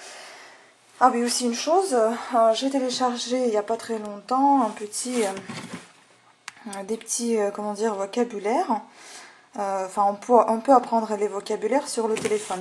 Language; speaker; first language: French; native; French